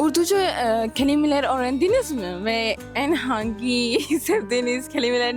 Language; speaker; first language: Turkish; non-native, learner; Urdu